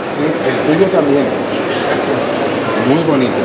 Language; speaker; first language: Spanish; native; Spanish